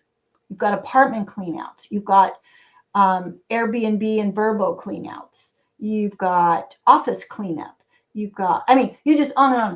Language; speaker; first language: English; native; English